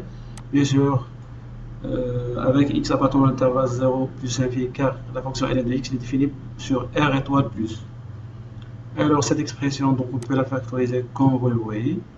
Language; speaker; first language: French; non-native, local second language; Arabic